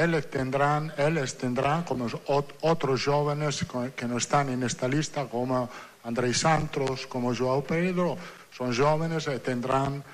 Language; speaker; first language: Portuguese; non-native, learner; Italian